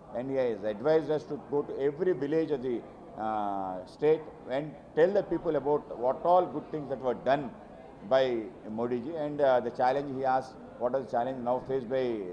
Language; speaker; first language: English; non-native, local second language; Telugu